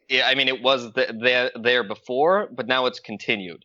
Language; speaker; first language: English; early bilingual, other home language; Russian